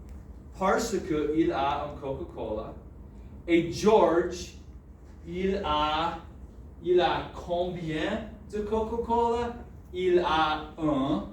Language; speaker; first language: French; non-native, fluent; English